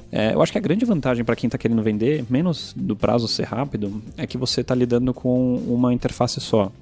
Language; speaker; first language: Portuguese; non-native, fluent; German